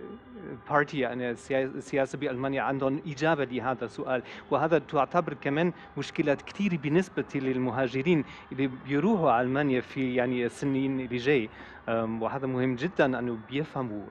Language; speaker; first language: Arabic; non-native, fluent; German